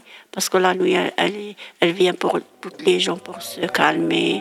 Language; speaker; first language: French; non-native, learner; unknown